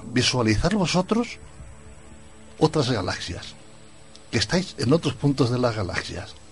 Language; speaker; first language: Spanish; native; Spanish